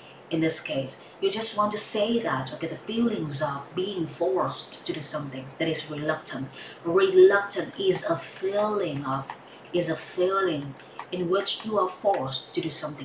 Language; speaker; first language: English; non-native, fluent; Vietnamese